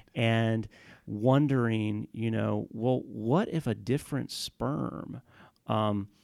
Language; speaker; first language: English; native; English